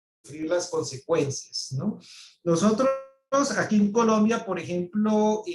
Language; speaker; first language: Spanish; native; Spanish